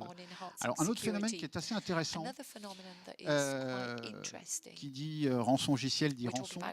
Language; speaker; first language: French; native; French